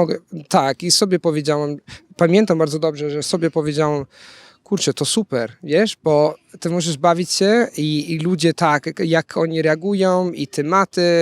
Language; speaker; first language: Polish; non-native, fluent; Italian